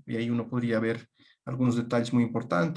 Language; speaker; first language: Spanish; native; Spanish